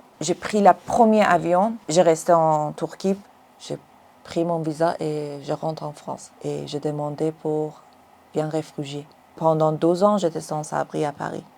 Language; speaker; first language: French; non-native, learner; Persian